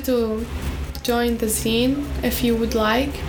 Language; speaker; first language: English; early bilingual, other home language; Arabic